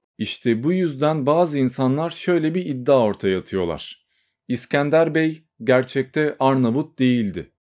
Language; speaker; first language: Turkish; native; Turkish